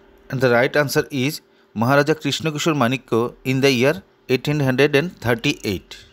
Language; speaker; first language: English; non-native, local second language; Bangla